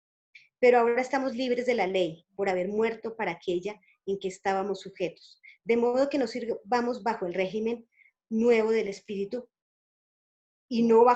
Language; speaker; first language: Spanish; native; Spanish